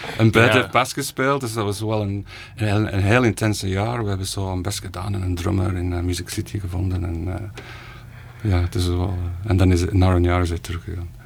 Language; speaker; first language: Dutch; non-native, fluent; English